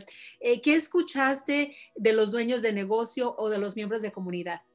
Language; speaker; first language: Spanish; native; Spanish